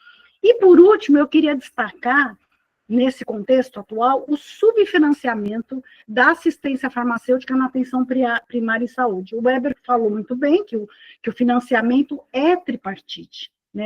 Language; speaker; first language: Portuguese; native; Portuguese